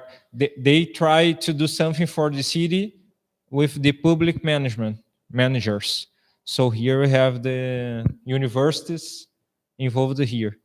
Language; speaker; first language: English; non-native, fluent; Portuguese